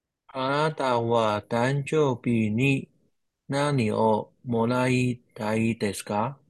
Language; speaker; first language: Japanese; non-native, learner; Chinese